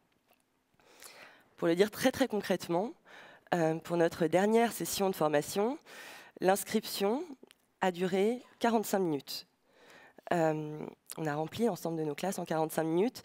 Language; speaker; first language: French; native; French